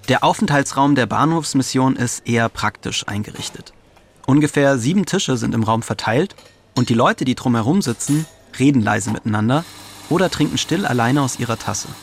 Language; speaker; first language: German; native; German